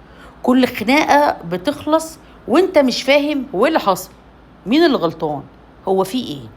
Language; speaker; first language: Arabic; native; Arabic